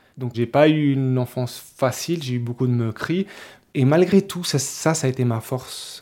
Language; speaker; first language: French; early bilingual, other home language; Spanish